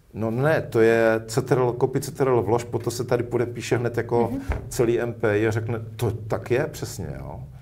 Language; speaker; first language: Czech; native; Czech